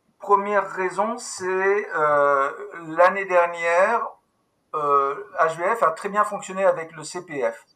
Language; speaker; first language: French; native; French